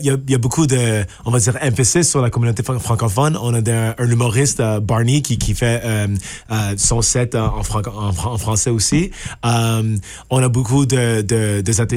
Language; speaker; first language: French; native; French